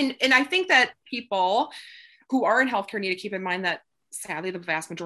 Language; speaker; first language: English; native; English